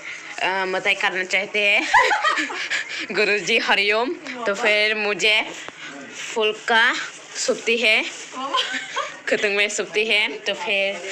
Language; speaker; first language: Hindi; non-native, local second language; Kok Borok